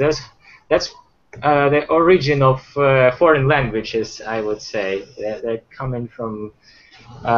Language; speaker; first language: English; non-native, fluent; Ukrainian